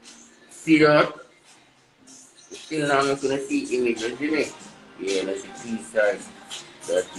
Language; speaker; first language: English; native; English